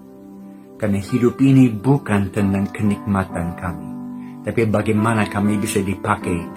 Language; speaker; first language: Indonesian; non-native, fluent; English